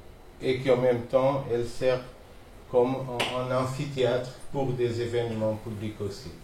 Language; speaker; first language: French; non-native, fluent; Portuguese